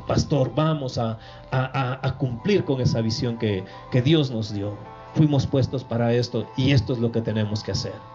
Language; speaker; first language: Spanish; native; Spanish